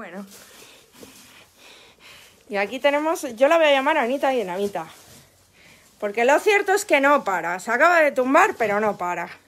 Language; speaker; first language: Spanish; native; Spanish